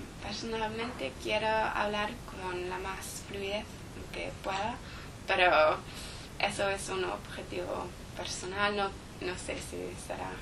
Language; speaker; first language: Spanish; non-native, learner; English